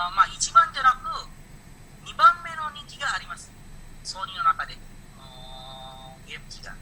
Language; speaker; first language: Japanese; non-native, learner; Indonesian